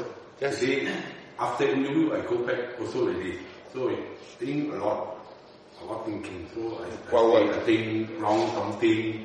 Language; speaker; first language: English; non-native, learner; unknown